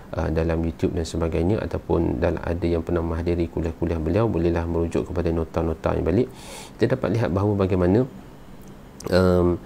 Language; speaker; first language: Malay; native; Malay